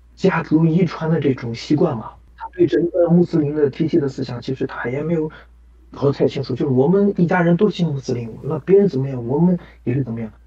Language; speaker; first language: Chinese; non-native, local second language; Kazakh